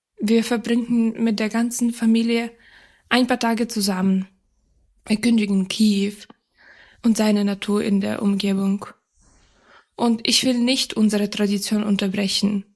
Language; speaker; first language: German; non-native, fluent; Ukrainian